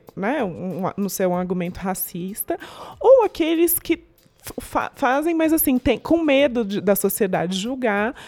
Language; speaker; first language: Portuguese; native; Portuguese